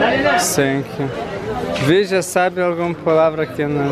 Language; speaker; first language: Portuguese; non-native, learner; Russian